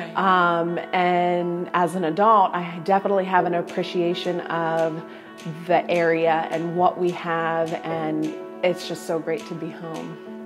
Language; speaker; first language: English; native; English